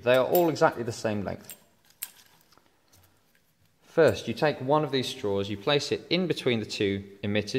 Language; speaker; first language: English; native; English